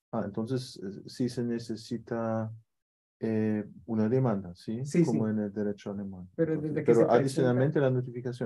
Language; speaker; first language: Spanish; non-native, fluent; German